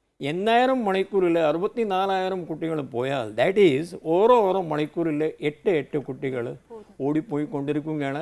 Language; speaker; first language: Malayalam; non-native, fluent; Hindi